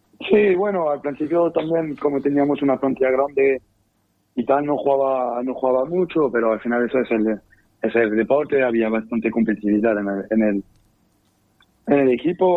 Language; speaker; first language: Spanish; non-native, fluent; French